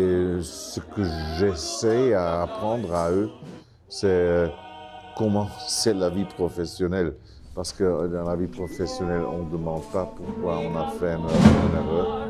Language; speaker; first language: French; non-native, fluent; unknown